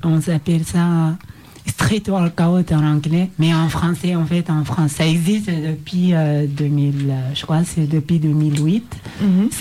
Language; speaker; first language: French; non-native, learner; Oromo